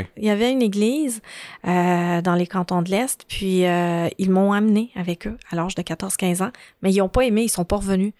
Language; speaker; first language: French; early bilingual, other home language; Arabic